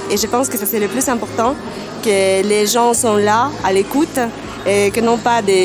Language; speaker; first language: French; non-native, fluent; Spanish